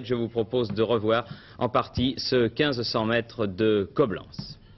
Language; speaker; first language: French; native; French